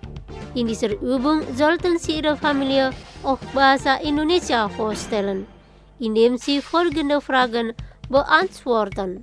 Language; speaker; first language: German; non-native, fluent; Indonesian